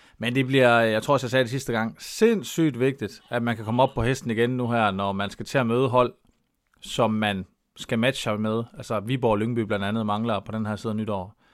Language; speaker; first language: Danish; native; Danish